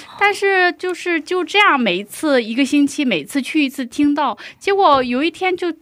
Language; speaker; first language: Chinese; native; Chinese